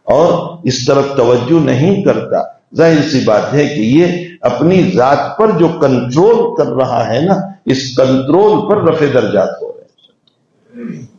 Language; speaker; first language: Urdu; non-native, local second language; Gujarati